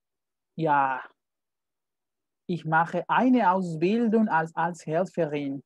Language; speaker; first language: German; non-native, fluent; Spanish